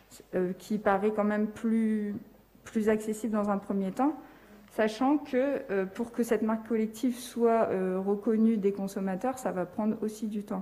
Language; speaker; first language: French; native; French